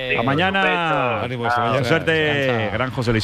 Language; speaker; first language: Spanish; native; Spanish